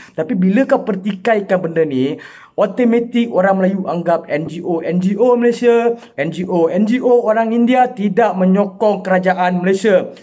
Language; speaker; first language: Malay; non-native, local second language; Tamil